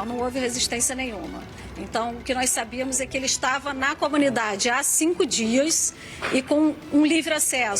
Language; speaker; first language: Portuguese; native; Portuguese